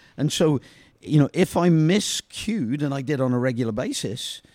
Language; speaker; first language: English; native; English